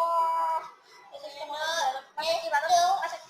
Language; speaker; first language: Spanish; native; Spanish